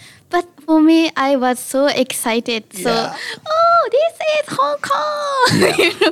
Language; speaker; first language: English; non-native, learner; Japanese